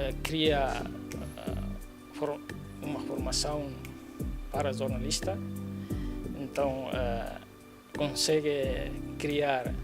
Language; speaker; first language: Portuguese; non-native, learner; Tetum